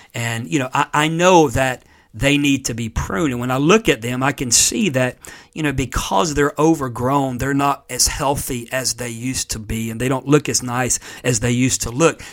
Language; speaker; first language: English; native; English